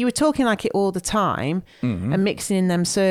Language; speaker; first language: English; native; English